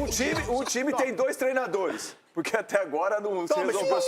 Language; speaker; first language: Portuguese; native; Portuguese